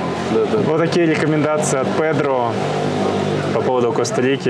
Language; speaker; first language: Russian; native; Russian